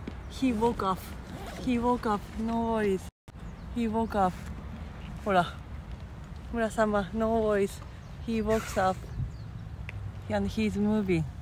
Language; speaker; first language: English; non-native, fluent; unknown